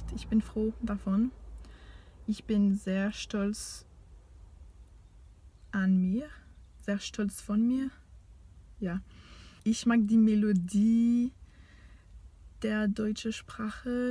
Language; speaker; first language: German; non-native, fluent; French